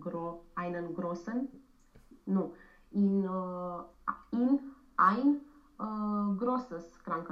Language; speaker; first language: German; non-native, learner; Romanian